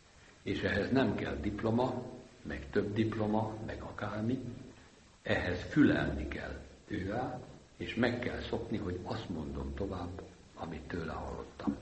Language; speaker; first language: Hungarian; native; Hungarian